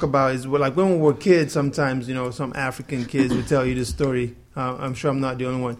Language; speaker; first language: English; non-native, local second language; Yoruba